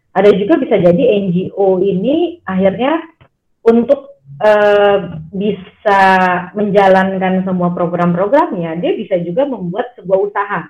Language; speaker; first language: Indonesian; native; Indonesian